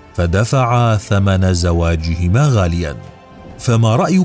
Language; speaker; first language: Arabic; native; Arabic